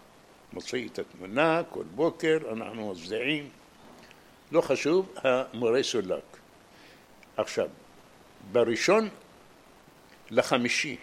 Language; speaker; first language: Hebrew; non-native, fluent; Arabic